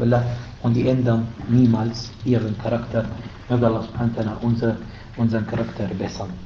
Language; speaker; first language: German; non-native, fluent; Arabic